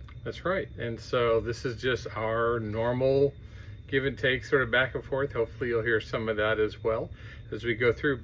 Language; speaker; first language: English; native; English